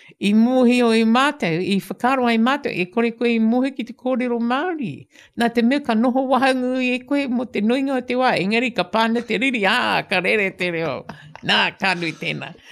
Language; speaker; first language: Māori; native; Māori